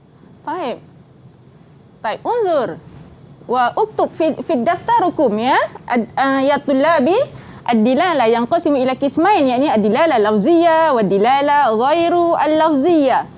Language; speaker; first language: Arabic; non-native, fluent; Malay